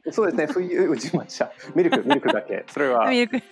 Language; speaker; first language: Japanese; non-native, fluent; English